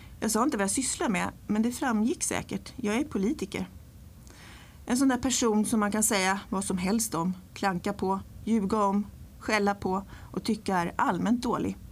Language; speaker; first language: Swedish; early bilingual, other home language; English